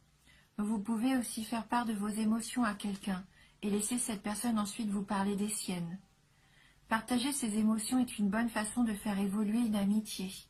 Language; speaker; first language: French; native; French